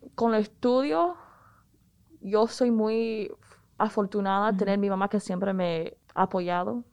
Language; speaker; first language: Spanish; early bilingual, heritage; Spanish